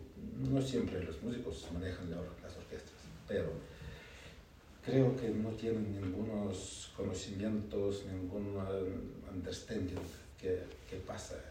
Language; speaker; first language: Spanish; non-native, learner; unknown